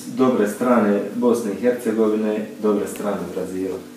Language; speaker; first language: Croatian; native; Croatian